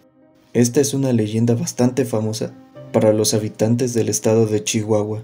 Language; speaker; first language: Spanish; native; Spanish